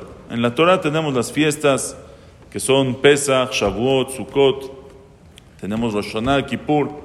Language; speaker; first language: Spanish; native; Spanish